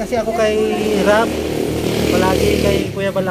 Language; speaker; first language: Filipino; native; Filipino